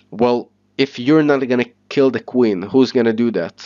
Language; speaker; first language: English; non-native, fluent; Hebrew